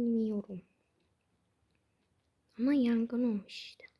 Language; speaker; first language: Turkish; early bilingual, heritage; Turkish